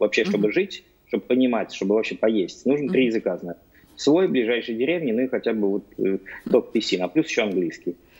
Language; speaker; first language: Russian; native; Russian